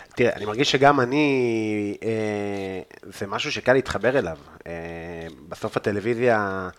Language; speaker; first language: Hebrew; native; Hebrew